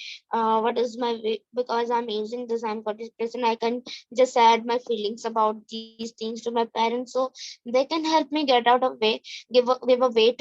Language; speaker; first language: English; non-native, learner; Odia